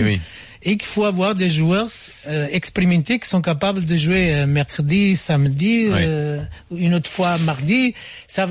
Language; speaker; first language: French; non-native, fluent; Portuguese